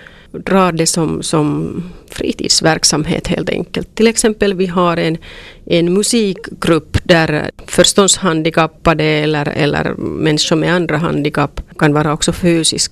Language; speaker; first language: Swedish; non-native, local second language; Finnish